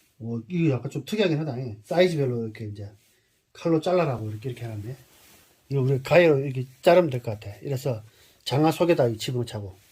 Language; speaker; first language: Korean; native; Korean